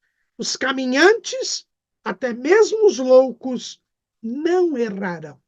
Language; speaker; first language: Portuguese; native; Portuguese